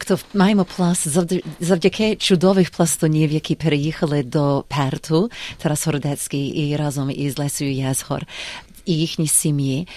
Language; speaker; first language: Ukrainian; early bilingual, heritage; Ukrainian